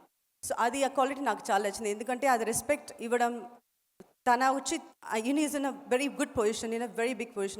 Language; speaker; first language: Telugu; non-native, fluent; Tamil